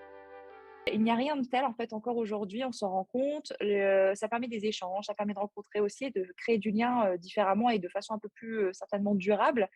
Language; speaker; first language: French; native; French